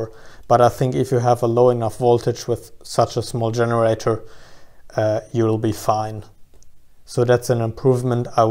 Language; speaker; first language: English; non-native, fluent; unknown